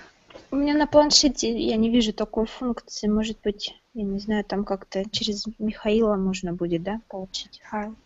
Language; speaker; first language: Russian; native; Russian